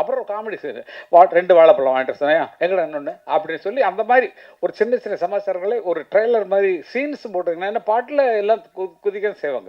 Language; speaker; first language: Tamil; native; Tamil